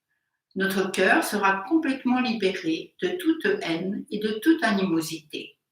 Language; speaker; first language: French; native; French